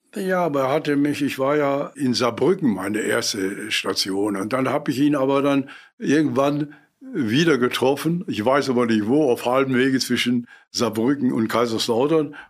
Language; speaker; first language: German; native; German